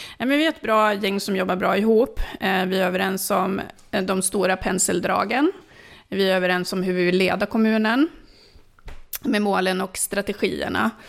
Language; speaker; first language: Swedish; early bilingual, other home language; Finnish